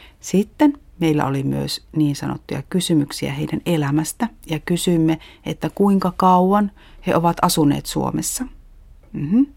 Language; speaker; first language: Finnish; native; Finnish